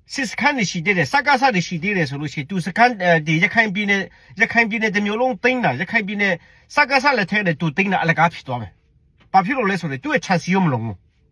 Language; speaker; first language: Burmese; non-native, local second language; Hakha Chin